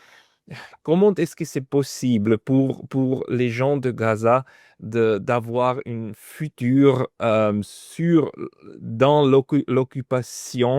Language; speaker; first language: French; non-native, fluent; German